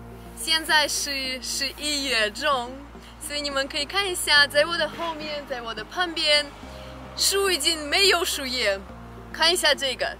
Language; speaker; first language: Chinese; non-native, fluent; Russian